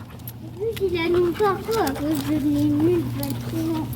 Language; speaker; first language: French; native; French